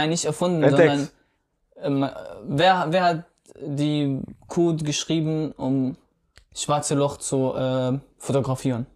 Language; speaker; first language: German; non-native, fluent; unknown